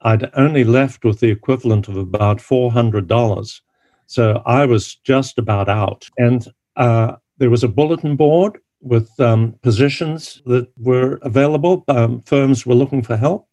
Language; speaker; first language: English; native; English